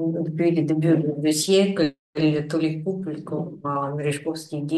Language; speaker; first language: French; non-native, fluent; Russian